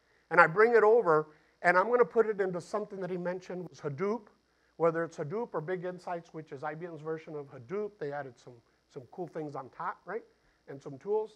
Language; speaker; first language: English; early bilingual, other home language; Spanish